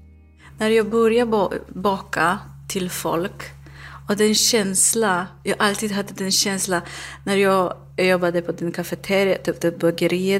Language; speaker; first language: Swedish; non-native, learner; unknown